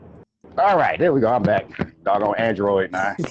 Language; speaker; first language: English; native; English